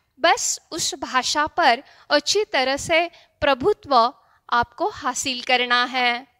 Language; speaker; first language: Hindi; non-native, local second language; Marathi